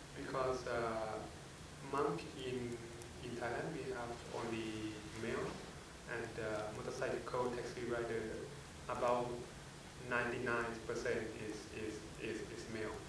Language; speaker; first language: English; non-native, fluent; Thai